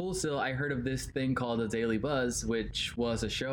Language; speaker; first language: English; non-native, fluent; Spanish